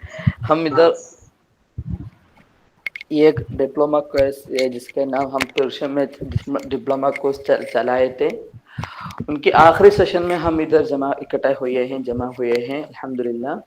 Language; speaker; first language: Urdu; non-native, learner; Persian